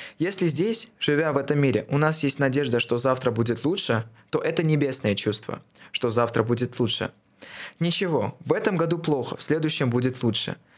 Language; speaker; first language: Russian; non-native, local second language; Armenian